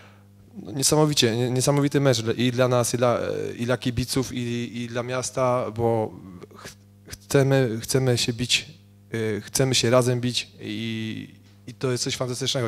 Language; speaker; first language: Polish; native; Polish